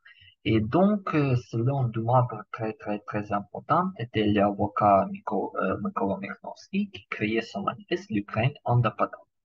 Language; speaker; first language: French; non-native, learner; Ukrainian